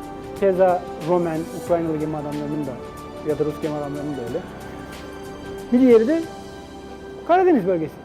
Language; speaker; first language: Turkish; native; Turkish